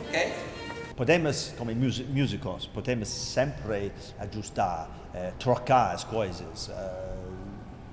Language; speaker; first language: Portuguese; non-native, fluent; Italian